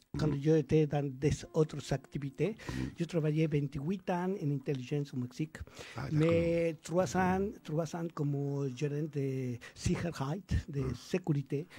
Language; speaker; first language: French; non-native, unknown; Spanish